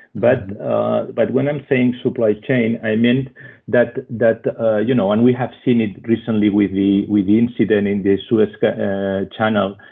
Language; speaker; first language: English; non-native, fluent; Spanish